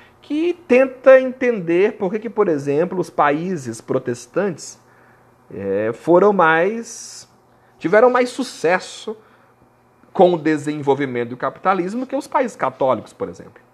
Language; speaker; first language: Portuguese; native; Portuguese